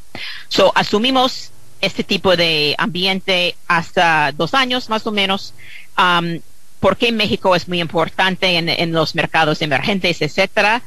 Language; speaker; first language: Spanish; non-native, fluent; English